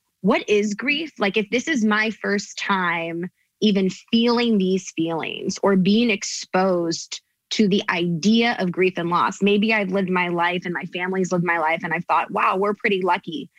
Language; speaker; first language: English; native; English